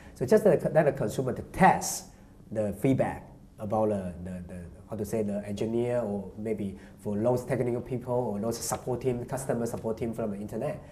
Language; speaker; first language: English; non-native, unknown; Chinese